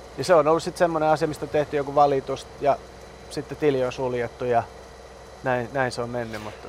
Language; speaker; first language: Finnish; early bilingual, other home language; Persian